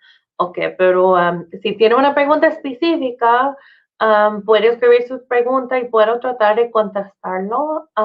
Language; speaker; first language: Spanish; non-native, fluent; English